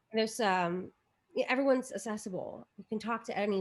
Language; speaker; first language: English; native; English